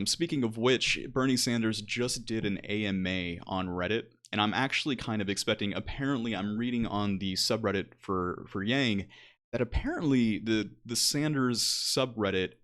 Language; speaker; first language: English; native; English